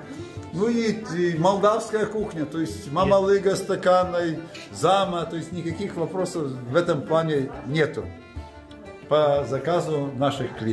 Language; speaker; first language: Russian; non-native, local second language; Gagauz